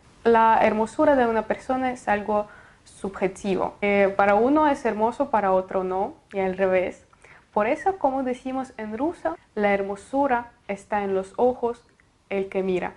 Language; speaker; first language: Spanish; non-native, fluent; Russian